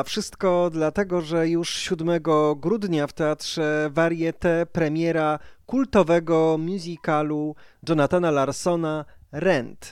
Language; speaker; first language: Polish; native; Polish